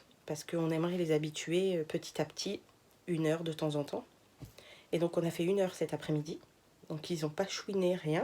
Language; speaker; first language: French; native; French